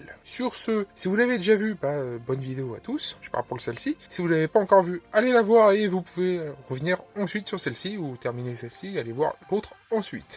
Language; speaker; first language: French; native; French